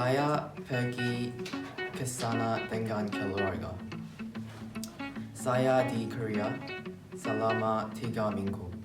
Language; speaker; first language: Indonesian; non-native, learner; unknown